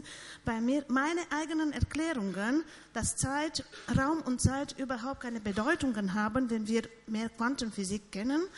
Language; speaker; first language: German; non-native, fluent; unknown